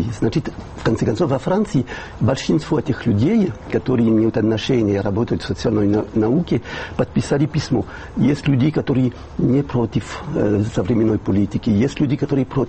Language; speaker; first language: Russian; non-native, fluent; French